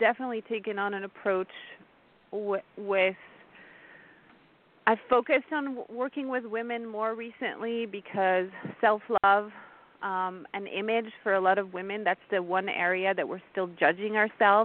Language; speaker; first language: English; non-native, fluent; French